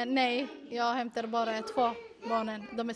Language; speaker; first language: Swedish; non-native, learner; Somali